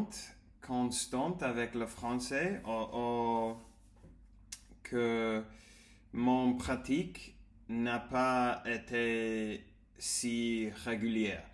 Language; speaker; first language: French; non-native, learner; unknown